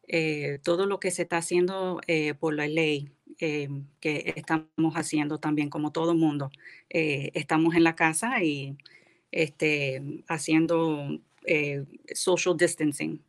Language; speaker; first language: Spanish; early bilingual, heritage; English